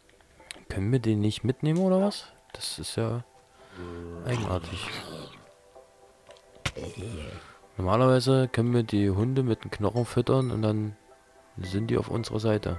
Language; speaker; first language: German; native; German